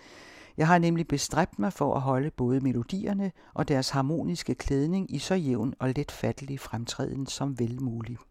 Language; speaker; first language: Danish; native; Danish